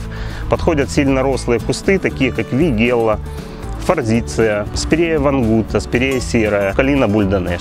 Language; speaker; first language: Russian; native; Russian